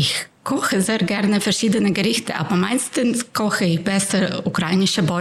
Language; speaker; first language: German; non-native, fluent; Ukrainian